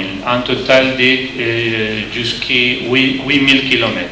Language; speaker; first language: French; non-native, learner; Spanish